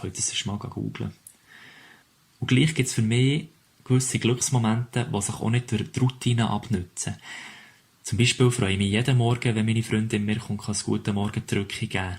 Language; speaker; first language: German; native; German